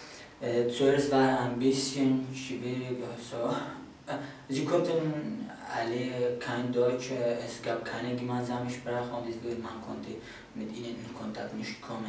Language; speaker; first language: German; non-native, fluent; Kurdish